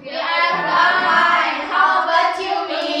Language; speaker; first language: English; non-native, learner; Indonesian